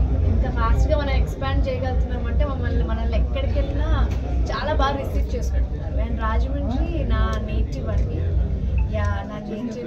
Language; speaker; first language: Telugu; native; Telugu